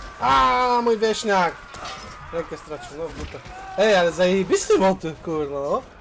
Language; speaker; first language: Polish; native; Polish